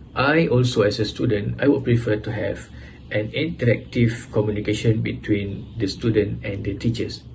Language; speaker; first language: English; non-native, local second language; Malay